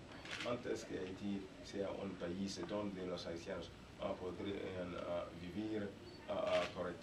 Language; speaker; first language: Spanish; non-native, learner; Haitian Creole